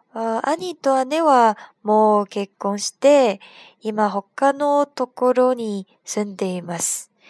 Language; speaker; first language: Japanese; non-native, fluent; Chinese